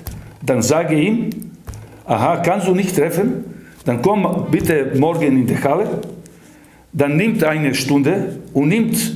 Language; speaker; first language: German; non-native, fluent; Serbian